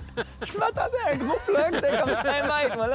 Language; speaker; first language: French; native; French